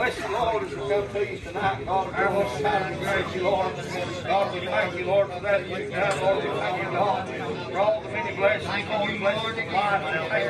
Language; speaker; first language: English; native; English